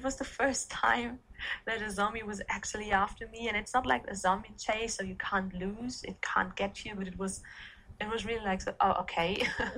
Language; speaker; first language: English; non-native, fluent; German